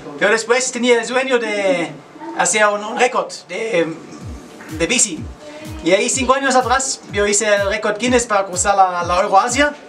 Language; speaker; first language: Spanish; non-native, fluent; German